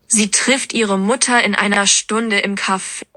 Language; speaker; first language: German; non-native, learner; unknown